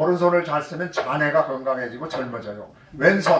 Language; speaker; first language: Korean; native; Korean